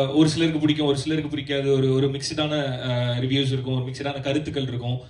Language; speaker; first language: Tamil; native; Tamil